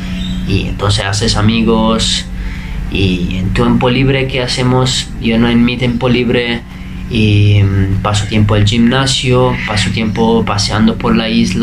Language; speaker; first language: Spanish; non-native, fluent; Italian